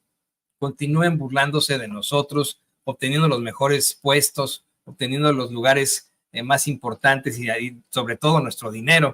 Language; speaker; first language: Spanish; native; Spanish